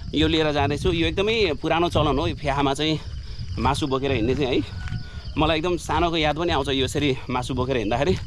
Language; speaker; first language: Nepali; non-native, local second language; Magahi